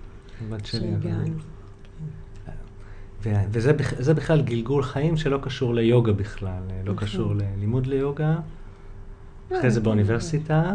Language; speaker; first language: Hebrew; native; Hebrew